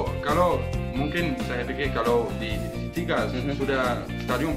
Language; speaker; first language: Indonesian; non-native, learner; Dutch